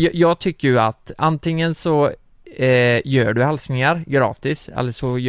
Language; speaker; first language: Swedish; native; Swedish